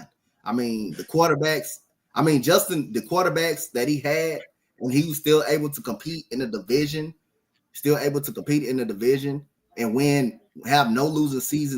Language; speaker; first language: English; native; English